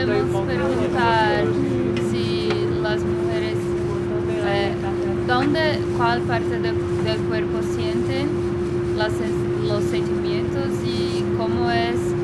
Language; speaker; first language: Spanish; non-native, fluent; Portuguese